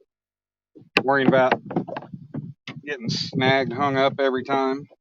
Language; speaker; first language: English; native; English